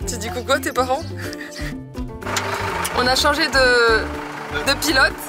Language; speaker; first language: French; native; French